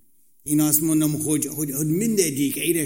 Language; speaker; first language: Hungarian; non-native, fluent; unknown